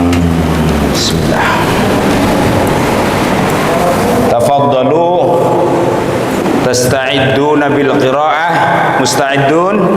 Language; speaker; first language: Arabic; non-native, fluent; Indonesian